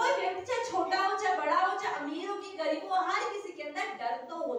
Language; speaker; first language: Hindi; native; Hindi